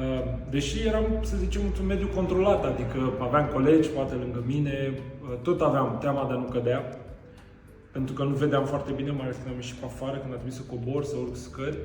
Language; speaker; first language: Romanian; native; Romanian